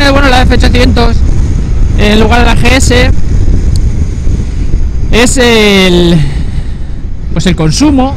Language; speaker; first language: Spanish; native; Spanish